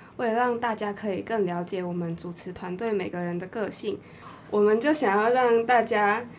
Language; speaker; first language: Chinese; native; Chinese